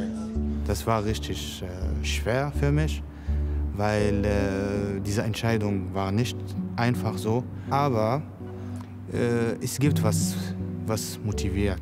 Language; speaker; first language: German; non-native, learner; Arabic